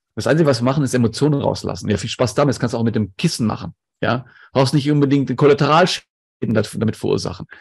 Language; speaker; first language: German; non-native, local second language; Greek